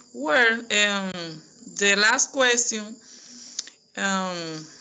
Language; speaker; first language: English; non-native, learner; Spanish